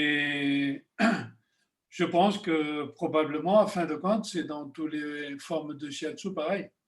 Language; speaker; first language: French; non-native, fluent; Spanish